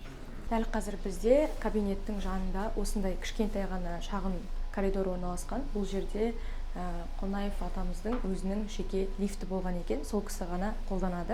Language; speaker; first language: Kazakh; native; Kazakh